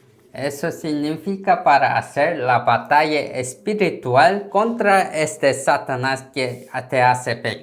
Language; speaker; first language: Spanish; non-native, learner; Korean